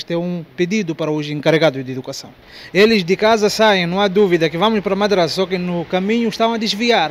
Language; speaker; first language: Portuguese; non-native, local second language; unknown